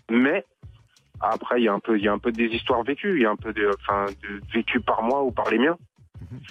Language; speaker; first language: French; native; French